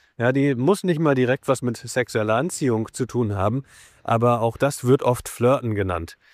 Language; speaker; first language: German; native; German